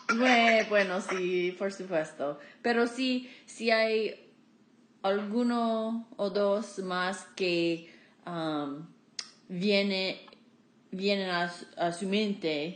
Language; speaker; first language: Spanish; non-native, fluent; English